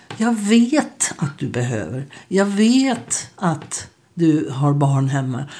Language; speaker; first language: Swedish; native; Swedish